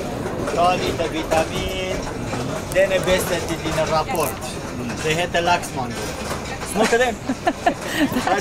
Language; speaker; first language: Swedish; non-native, learner; Persian